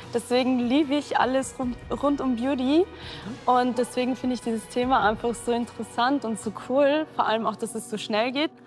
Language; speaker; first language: German; native; German